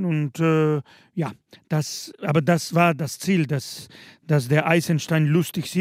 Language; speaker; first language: German; non-native, fluent; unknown